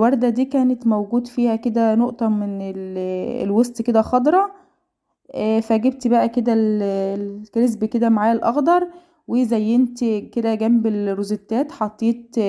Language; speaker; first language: Arabic; native; Arabic